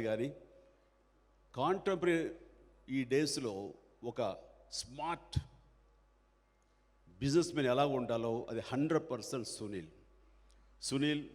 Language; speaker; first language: Telugu; native; Telugu